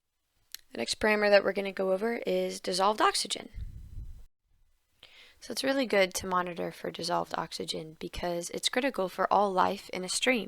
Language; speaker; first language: English; native; English